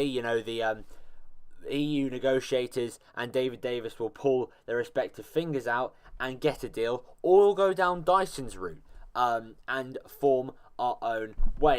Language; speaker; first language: English; native; English